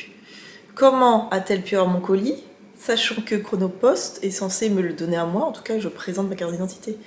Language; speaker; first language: French; native; French